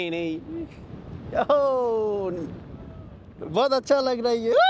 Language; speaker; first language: Hindi; non-native, learner; Bangla